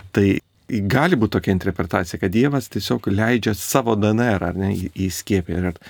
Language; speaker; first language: Lithuanian; native; Lithuanian